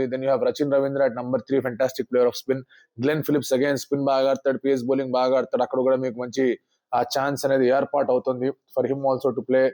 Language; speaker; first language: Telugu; native; Telugu